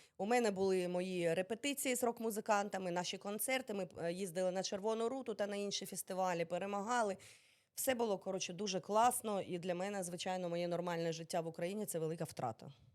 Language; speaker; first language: Ukrainian; early bilingual, other home language; Russian